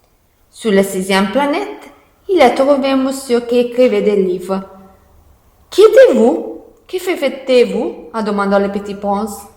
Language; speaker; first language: French; non-native, learner; Italian